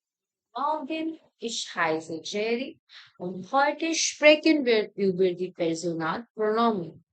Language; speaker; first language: German; non-native, fluent; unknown